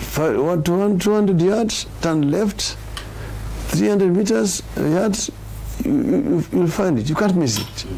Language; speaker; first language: English; non-native, local second language; Swahili